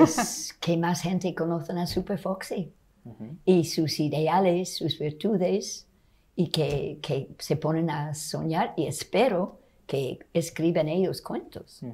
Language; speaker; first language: Spanish; non-native, fluent; English